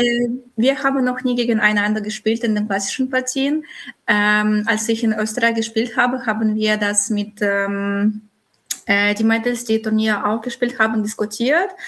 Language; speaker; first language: German; non-native, fluent; Russian